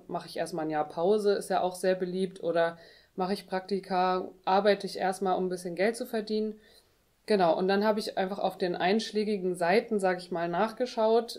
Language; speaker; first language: German; native; German